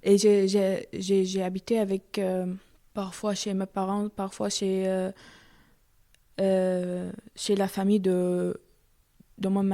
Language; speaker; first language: French; non-native, learner; Arabic